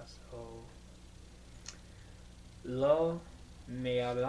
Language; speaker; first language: Spanish; non-native, learner; English